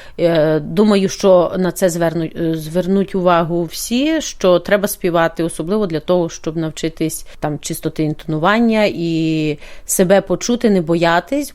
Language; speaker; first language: Ukrainian; native; Ukrainian